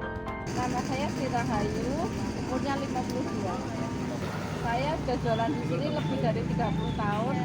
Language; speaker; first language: Indonesian; non-native, local second language; Javanese